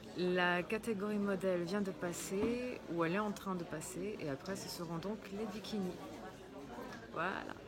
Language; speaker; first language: French; early bilingual, other home language; Portuguese